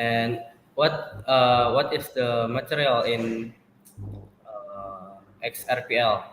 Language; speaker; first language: English; non-native, fluent; Indonesian